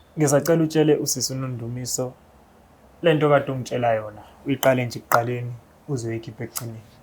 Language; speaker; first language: Zulu; native; Zulu